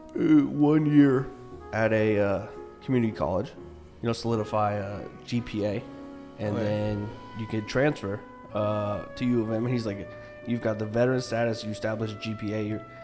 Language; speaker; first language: English; native; English